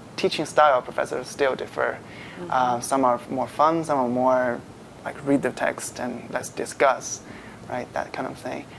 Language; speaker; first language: English; non-native, fluent; Chinese